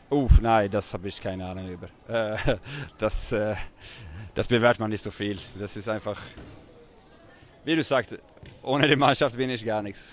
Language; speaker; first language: German; non-native, fluent; Swedish